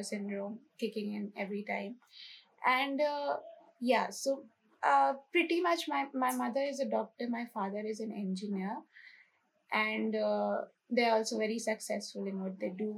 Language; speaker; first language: English; non-native, local second language; Hindi